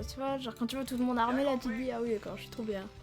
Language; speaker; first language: French; native; French